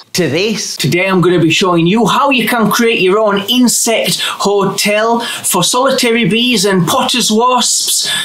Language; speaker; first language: English; native; English